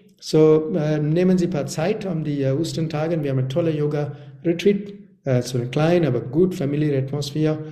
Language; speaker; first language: German; non-native, learner; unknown